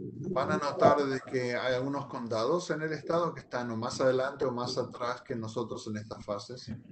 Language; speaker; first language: Spanish; native; Spanish